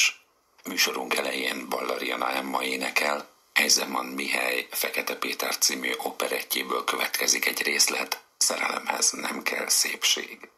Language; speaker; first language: Hungarian; native; Hungarian